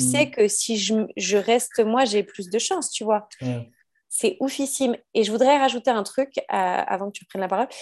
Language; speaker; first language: French; native; French